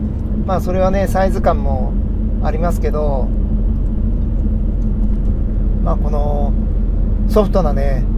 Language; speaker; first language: Japanese; native; Japanese